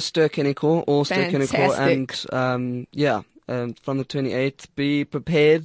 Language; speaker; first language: English; native; English